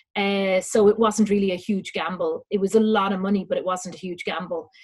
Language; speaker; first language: English; native; English